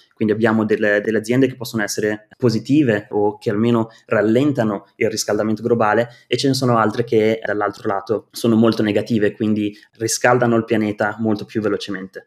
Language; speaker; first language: Italian; native; Italian